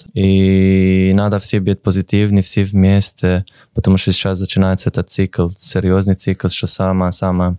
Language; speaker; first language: Russian; non-native, learner; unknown